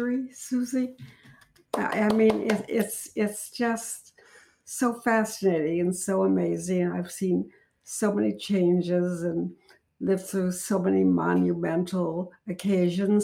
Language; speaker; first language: English; native; English